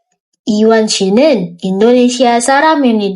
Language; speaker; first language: Korean; non-native, fluent; Indonesian